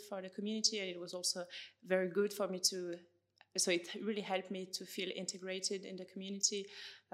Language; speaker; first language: English; non-native, fluent; French